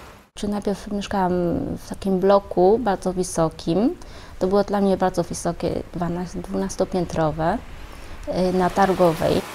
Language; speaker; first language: Polish; early bilingual, other home language; Vietnamese